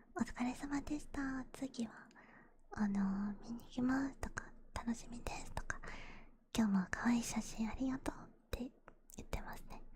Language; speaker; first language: Japanese; non-native, fluent; English